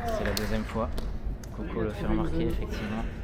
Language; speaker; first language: French; native; French